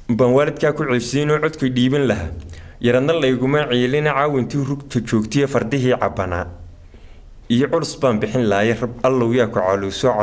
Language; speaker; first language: Somali; native; Somali